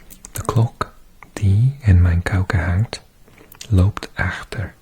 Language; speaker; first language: Dutch; non-native, learner; English